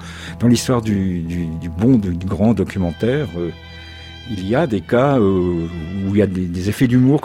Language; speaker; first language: French; native; French